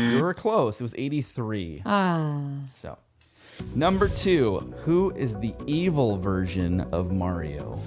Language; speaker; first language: English; native; English